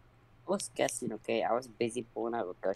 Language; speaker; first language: English; native; English